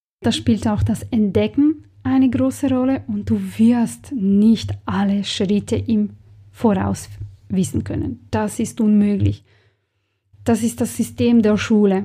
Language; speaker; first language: German; non-native, fluent; Serbian